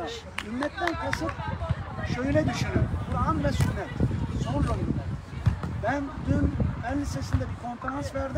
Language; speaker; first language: Turkish; native; Turkish